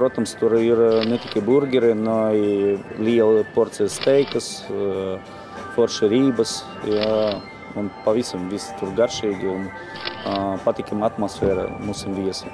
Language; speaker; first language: Latvian; non-native, local second language; Russian